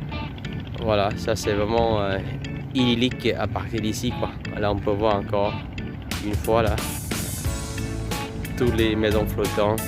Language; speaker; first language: French; non-native, fluent; Vietnamese